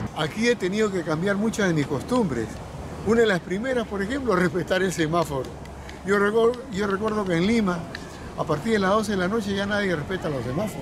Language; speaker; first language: Spanish; native; Spanish